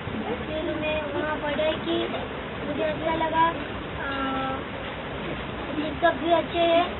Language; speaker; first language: Hindi; non-native, local second language; Gujarati